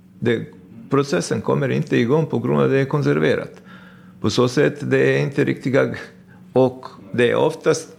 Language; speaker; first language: Swedish; non-native, fluent; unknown